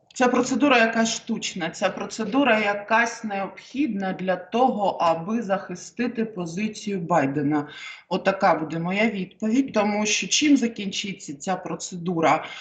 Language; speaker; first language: Ukrainian; native; Ukrainian